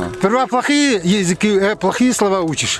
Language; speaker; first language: Russian; native; Russian